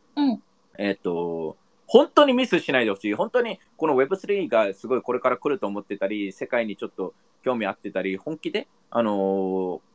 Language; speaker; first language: Japanese; non-native, fluent; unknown